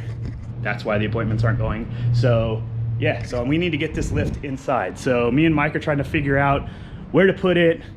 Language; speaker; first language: English; native; English